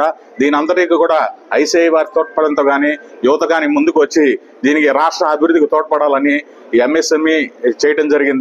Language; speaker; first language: Telugu; native; Telugu